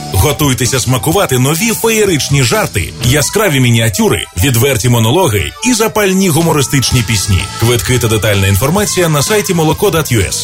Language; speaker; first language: Ukrainian; native; Ukrainian